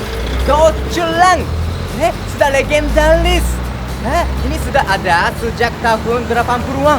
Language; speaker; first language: Indonesian; non-native, learner; Japanese